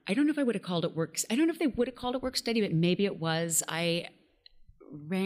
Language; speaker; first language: English; native; English